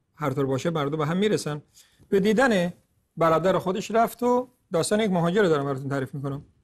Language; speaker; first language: Persian; native; Persian